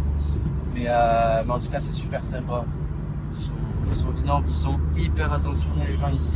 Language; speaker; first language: French; native; French